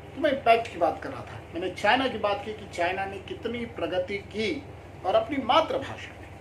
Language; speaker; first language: Hindi; native; Hindi